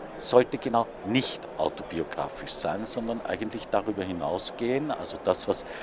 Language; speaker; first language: German; native; German